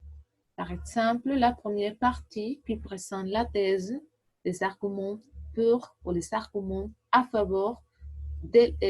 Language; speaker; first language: French; non-native, learner; Portuguese